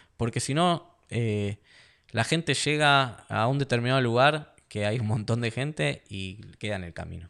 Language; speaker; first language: Spanish; native; Spanish